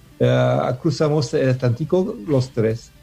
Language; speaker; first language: Spanish; non-native, learner; French